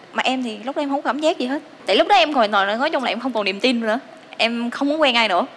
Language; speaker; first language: Vietnamese; native; Vietnamese